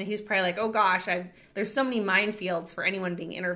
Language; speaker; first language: English; native; English